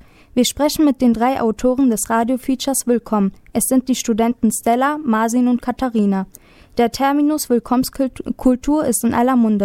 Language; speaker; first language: German; native; German